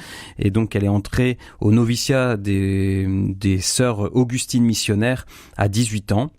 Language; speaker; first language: French; native; French